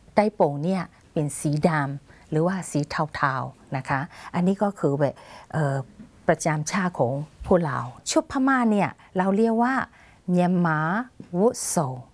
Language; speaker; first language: Thai; non-native, fluent; Burmese